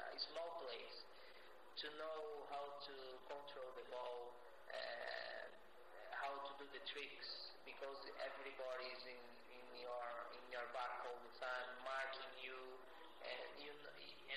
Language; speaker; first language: English; non-native, learner; Portuguese